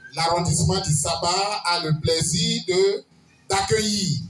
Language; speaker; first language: French; non-native, local second language; Yoruba